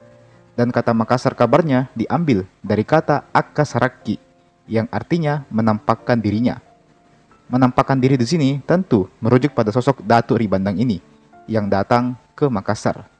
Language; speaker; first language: Indonesian; native; Indonesian